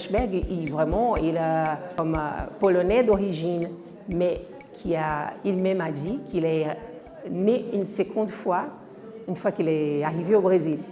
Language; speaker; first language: French; non-native, fluent; Portuguese